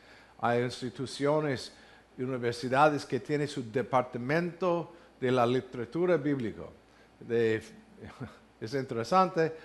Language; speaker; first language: Spanish; non-native, fluent; English